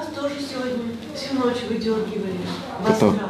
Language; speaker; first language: Russian; native; Russian